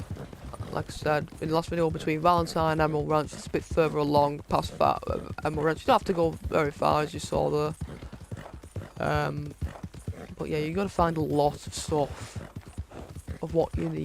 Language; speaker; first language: English; native; English